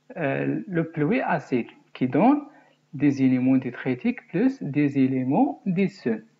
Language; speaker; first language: French; non-native, local second language; Arabic